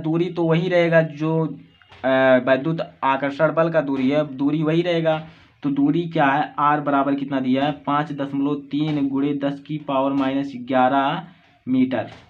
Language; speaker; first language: Hindi; native; Hindi